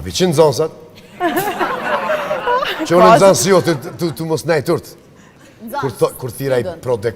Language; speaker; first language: Albanian; native; Albanian